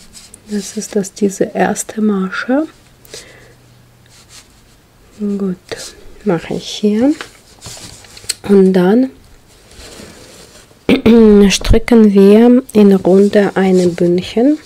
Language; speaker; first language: German; non-native, learner; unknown